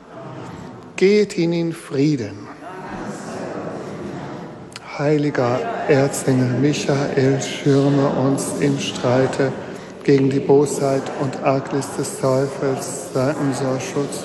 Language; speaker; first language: German; native; German